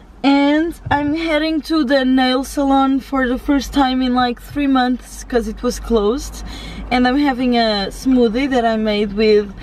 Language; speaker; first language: English; non-native, fluent; Portuguese